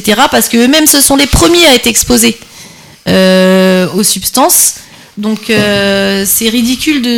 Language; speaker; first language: French; native; French